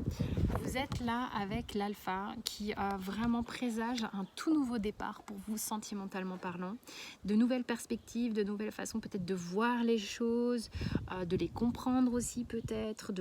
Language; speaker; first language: French; native; French